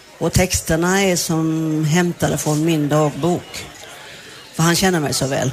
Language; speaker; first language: Swedish; native; Swedish